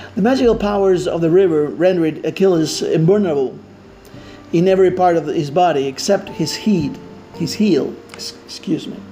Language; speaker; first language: English; non-native, fluent; Spanish